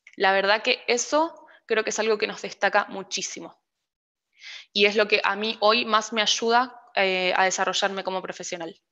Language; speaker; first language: Spanish; native; Spanish